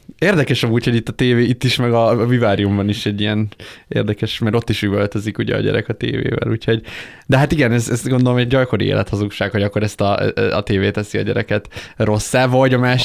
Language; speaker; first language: Hungarian; native; Hungarian